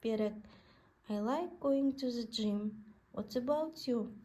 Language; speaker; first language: English; non-native, learner; Kazakh